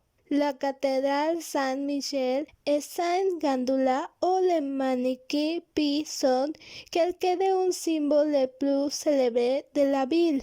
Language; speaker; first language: French; non-native, learner; Spanish